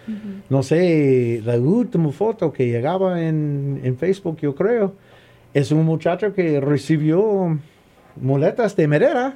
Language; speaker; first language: Spanish; non-native, learner; English